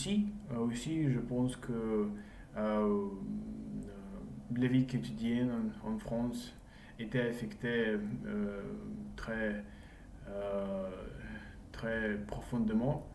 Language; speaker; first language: French; non-native, learner; English